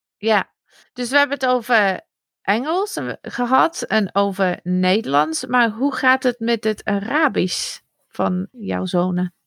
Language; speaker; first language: Dutch; non-native, fluent; English